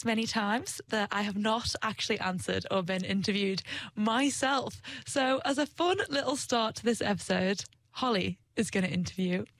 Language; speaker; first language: English; native; English